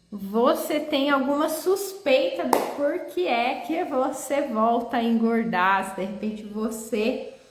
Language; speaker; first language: Portuguese; native; Portuguese